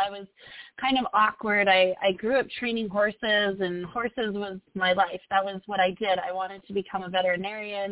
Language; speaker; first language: English; native; English